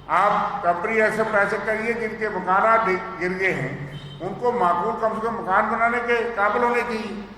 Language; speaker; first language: Urdu; non-native, local second language; Dogri